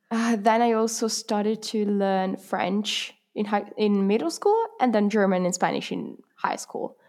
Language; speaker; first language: English; non-native, fluent; Italian